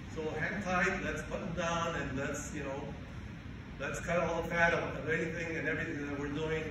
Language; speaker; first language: English; non-native, fluent; Spanish